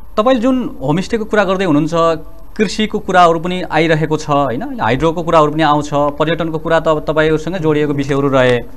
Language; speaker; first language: Nepali; native; Nepali